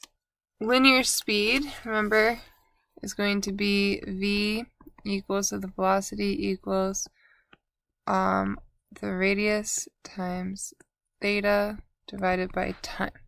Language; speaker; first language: English; native; English